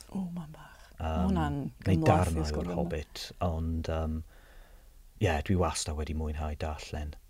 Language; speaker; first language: Welsh; non-native, fluent; English